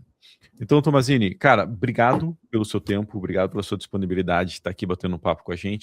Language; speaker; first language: Portuguese; native; Portuguese